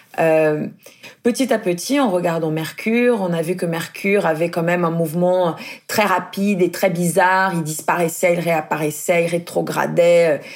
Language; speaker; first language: French; non-native, fluent; Portuguese